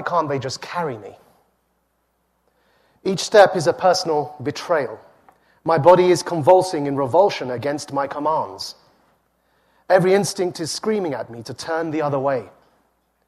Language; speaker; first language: English; native; English